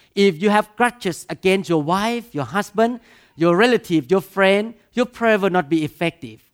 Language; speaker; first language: English; non-native, fluent; Thai